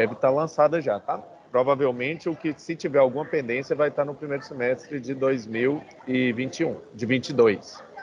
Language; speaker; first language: Portuguese; native; Portuguese